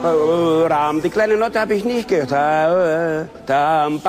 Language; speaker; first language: German; non-native, fluent; Romanian